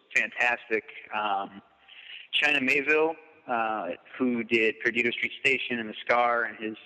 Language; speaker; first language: English; native; English